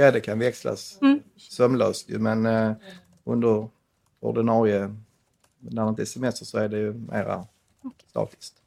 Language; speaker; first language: Swedish; native; Swedish